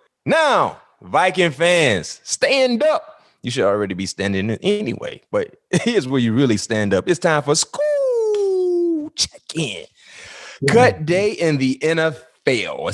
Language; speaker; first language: English; native; English